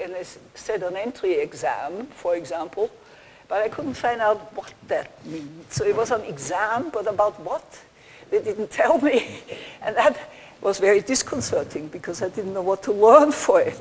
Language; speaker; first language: English; non-native, fluent; German